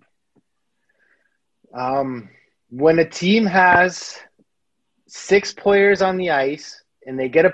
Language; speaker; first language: English; native; English